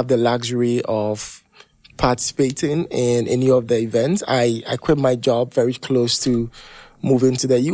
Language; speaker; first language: English; non-native, local second language; Akan